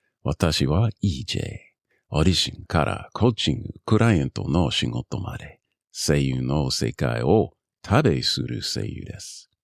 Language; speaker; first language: Japanese; non-native, learner; English